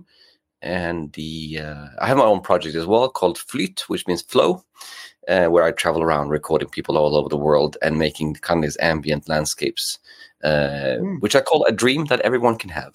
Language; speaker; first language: English; non-native, fluent; Norwegian